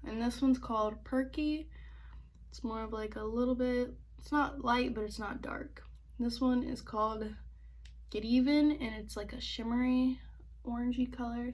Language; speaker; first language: English; native; English